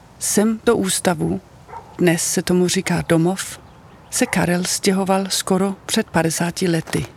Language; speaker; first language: Czech; non-native, fluent; Norwegian